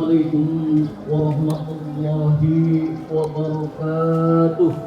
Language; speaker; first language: Indonesian; native; Indonesian